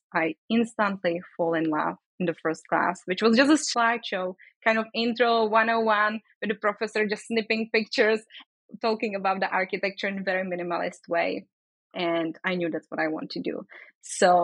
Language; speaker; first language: English; non-native, fluent; Czech